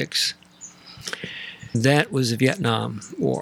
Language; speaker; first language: English; native; English